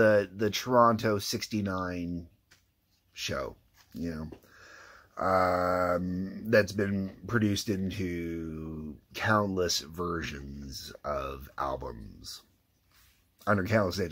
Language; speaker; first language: English; native; English